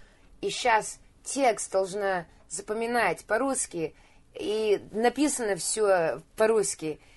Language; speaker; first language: Russian; early bilingual, heritage; Russian